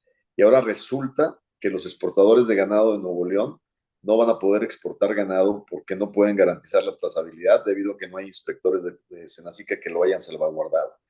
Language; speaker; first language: Spanish; native; Spanish